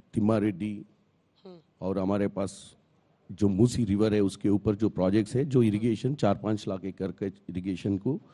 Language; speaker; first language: Hindi; non-native, local second language; Telugu